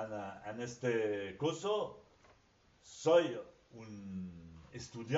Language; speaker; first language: Spanish; non-native, fluent; French